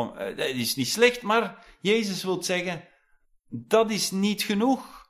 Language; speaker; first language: Dutch; non-native, fluent; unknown